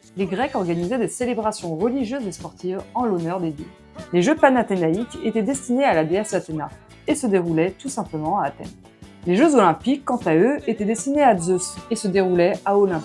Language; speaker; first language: French; native; French